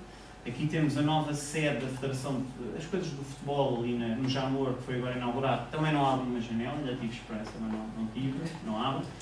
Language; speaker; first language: Portuguese; native; Portuguese